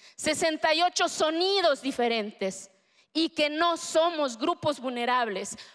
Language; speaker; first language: Spanish; early bilingual, other home language; Zapotec